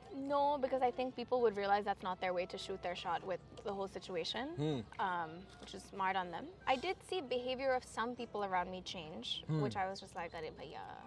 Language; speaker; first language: English; early bilingual, other home language; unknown